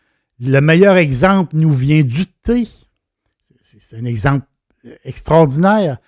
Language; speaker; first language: French; native; French